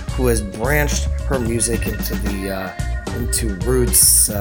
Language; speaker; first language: English; native; English